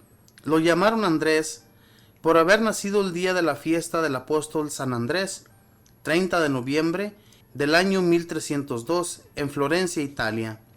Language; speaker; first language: Spanish; native; Spanish